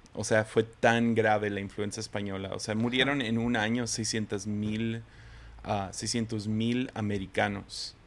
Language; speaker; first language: Spanish; native; Spanish